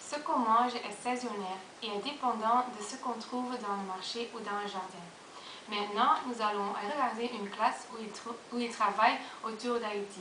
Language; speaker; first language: French; non-native, learner; Dutch